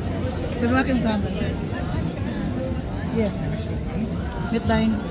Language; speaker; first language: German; non-native, learner; Filipino